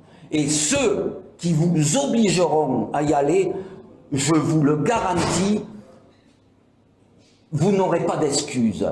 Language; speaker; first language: French; native; French